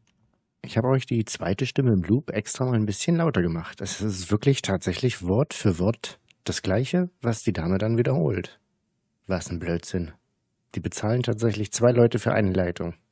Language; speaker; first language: German; native; German